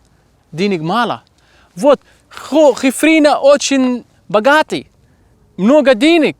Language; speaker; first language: Russian; non-native, learner; Arabic